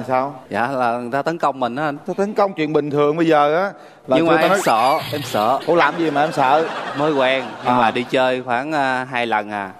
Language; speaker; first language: Vietnamese; native; Vietnamese